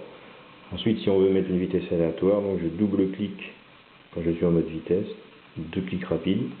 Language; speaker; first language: French; native; French